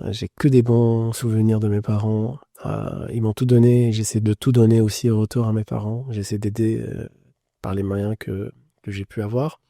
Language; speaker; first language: French; non-native, local second language; Arabic